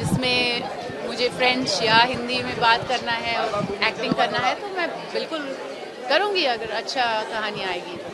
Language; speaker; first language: Hindi; non-native, local second language; French